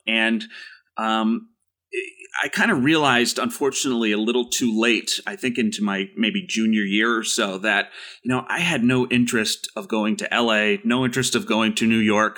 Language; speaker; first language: English; native; English